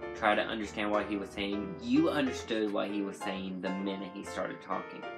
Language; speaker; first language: English; native; English